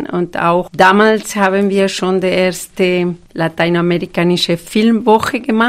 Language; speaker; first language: German; non-native, fluent; Spanish